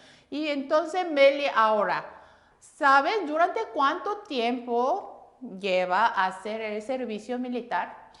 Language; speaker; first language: Spanish; non-native, fluent; Korean